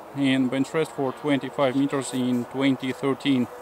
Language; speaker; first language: English; non-native, fluent; Russian